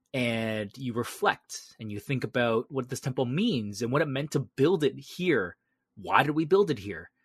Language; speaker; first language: English; early bilingual, other home language; Vietnamese